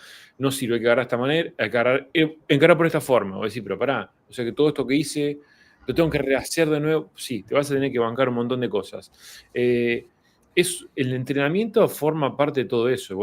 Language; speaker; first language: Spanish; native; Spanish